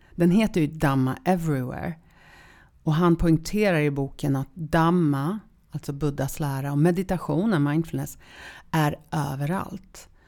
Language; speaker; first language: Swedish; early bilingual, other home language; Polish